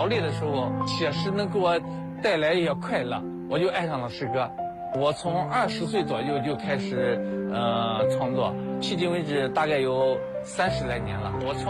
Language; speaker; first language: Chinese; native; Chinese